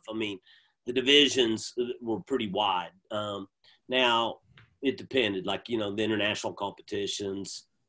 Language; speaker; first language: English; native; English